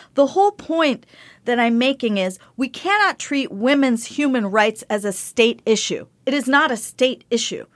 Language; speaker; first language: English; early bilingual, other home language; Spanish